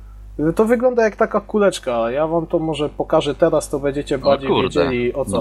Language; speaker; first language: Polish; native; Polish